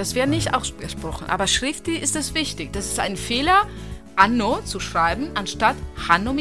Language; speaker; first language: German; non-native, fluent; Italian